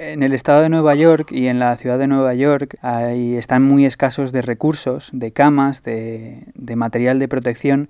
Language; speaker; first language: Spanish; native; Spanish